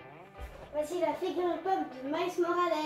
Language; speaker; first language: French; native; French